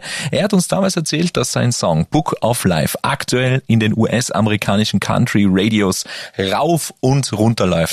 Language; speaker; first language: German; native; German